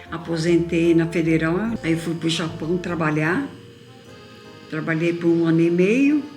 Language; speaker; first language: Portuguese; non-native, local second language; Japanese